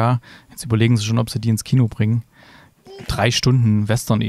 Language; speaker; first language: German; native; German